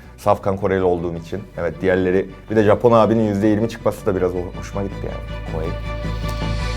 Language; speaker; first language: Turkish; non-native, fluent; Korean